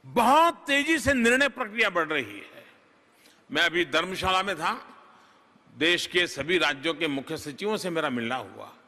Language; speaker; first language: Hindi; non-native, local second language; Gujarati